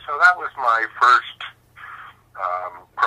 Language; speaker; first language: English; native; English